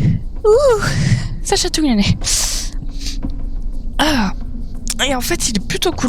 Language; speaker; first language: French; native; French